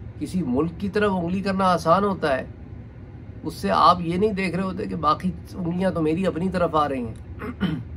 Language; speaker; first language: Urdu; native; Urdu